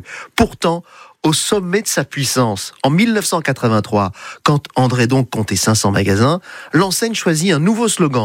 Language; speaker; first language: French; native; French